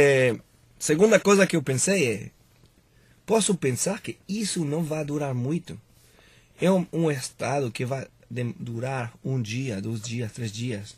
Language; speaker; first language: Portuguese; non-native, learner; Spanish